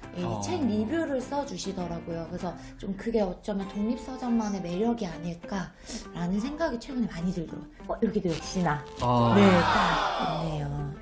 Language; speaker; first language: Korean; native; Korean